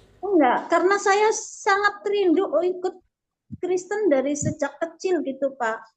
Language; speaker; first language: Indonesian; native; Indonesian